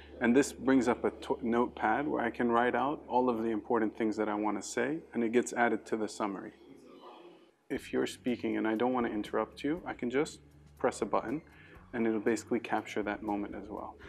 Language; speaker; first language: English; early bilingual, other home language; Arabic